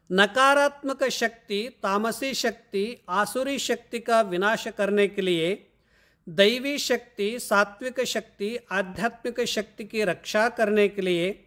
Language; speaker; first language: Hindi; non-native, local second language; Kannada